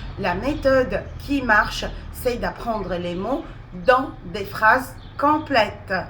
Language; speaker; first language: French; non-native, local second language; Arabic